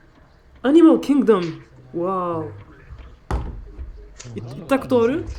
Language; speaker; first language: Japanese; non-native, learner; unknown